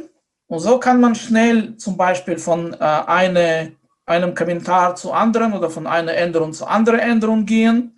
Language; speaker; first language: German; non-native, fluent; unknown